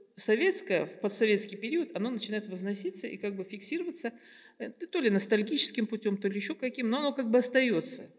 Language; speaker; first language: Russian; native; Russian